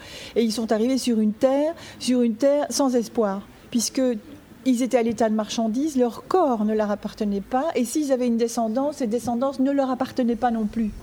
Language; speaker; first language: French; native; French